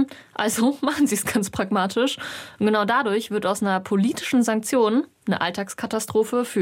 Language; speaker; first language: German; native; German